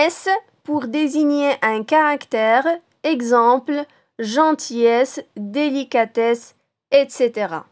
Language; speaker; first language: French; non-native, local second language; Arabic